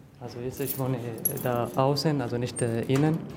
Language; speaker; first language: German; non-native, learner; Arabic